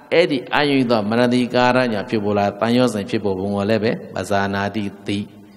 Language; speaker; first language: Burmese; native; Burmese